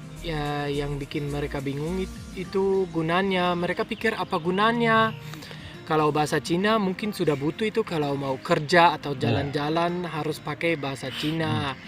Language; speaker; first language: Indonesian; non-native, fluent; German